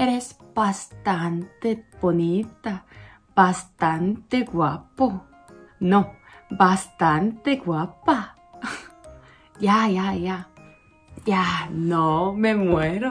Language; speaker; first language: Spanish; non-native, learner; Korean